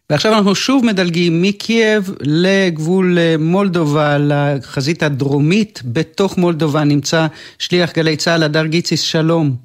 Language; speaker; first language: Hebrew; native; Hebrew